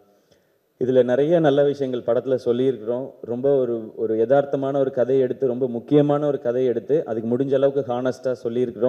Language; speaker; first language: Tamil; native; Tamil